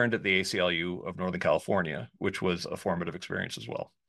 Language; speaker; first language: English; native; English